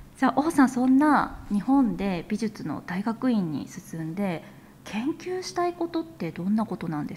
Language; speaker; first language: Japanese; native; Japanese